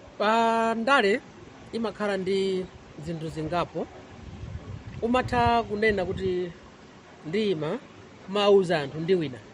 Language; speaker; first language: Nyanja; non-native, local second language; Tumbuka